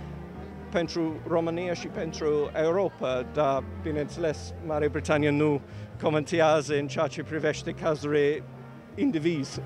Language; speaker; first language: Romanian; non-native, learner; English